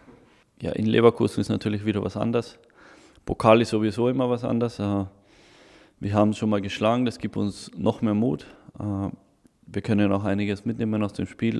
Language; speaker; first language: German; native; German